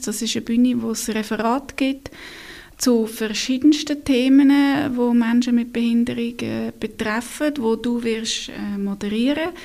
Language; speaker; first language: German; native; German